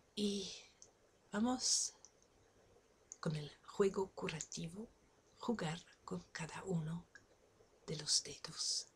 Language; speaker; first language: Spanish; non-native, fluent; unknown